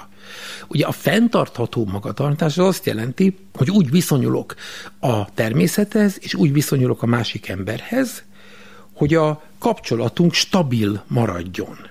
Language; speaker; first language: Hungarian; native; Hungarian